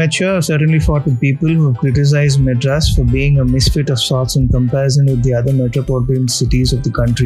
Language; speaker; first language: English; non-native, local second language; Tamil